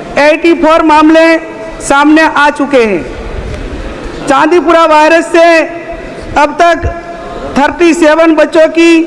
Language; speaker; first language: Hindi; non-native, local second language; Gujarati